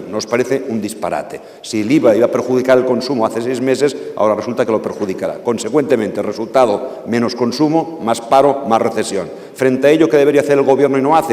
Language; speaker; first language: Spanish; non-native, local second language; Catalan